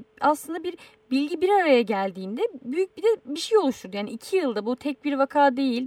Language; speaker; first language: Turkish; native; Turkish